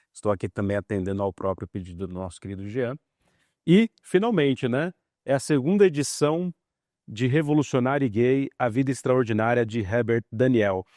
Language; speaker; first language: Portuguese; native; Portuguese